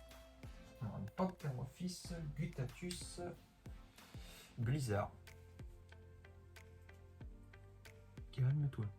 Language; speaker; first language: French; native; French